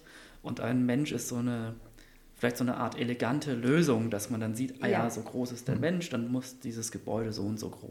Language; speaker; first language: German; native; German